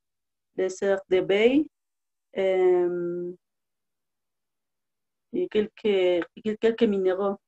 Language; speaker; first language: French; non-native, learner; Spanish